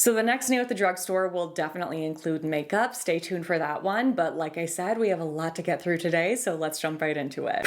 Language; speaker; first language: English; native; English